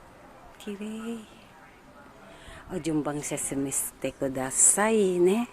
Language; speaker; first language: Japanese; non-native, learner; Filipino